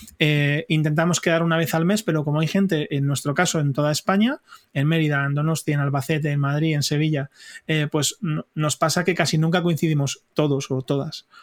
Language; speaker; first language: Spanish; native; Spanish